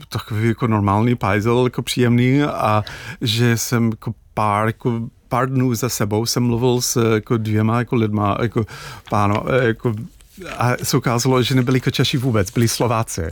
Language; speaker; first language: Czech; non-native, fluent; English